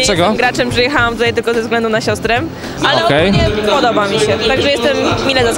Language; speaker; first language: Polish; native; Polish